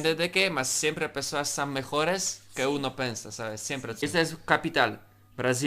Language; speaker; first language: Spanish; non-native, learner; Polish